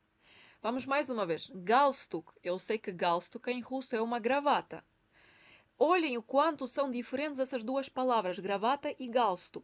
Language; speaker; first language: Portuguese; non-native, fluent; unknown